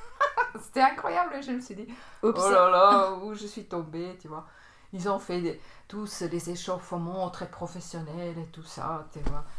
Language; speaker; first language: French; native; French